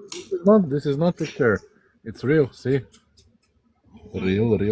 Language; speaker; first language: English; non-native, fluent; Slovenian